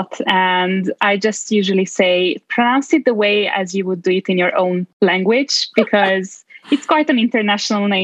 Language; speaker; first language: English; non-native, fluent; Hungarian